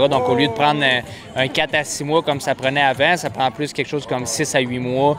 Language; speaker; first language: French; native; French